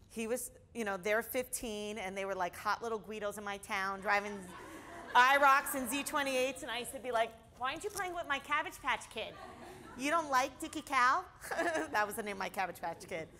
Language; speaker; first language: English; native; English